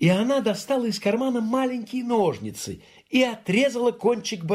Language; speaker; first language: Russian; native; Russian